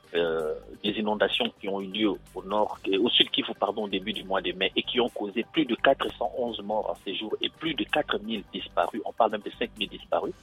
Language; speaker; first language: French; non-native, local second language; Lingala